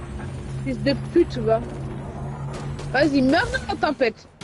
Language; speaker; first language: French; native; French